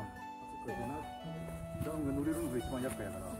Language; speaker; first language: Japanese; native; Japanese